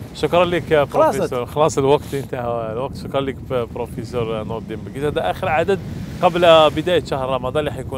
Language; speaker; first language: Arabic; native; Arabic